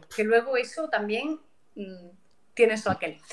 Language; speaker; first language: Spanish; native; Spanish